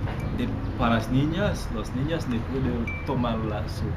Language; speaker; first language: Spanish; non-native, learner; Haitian Creole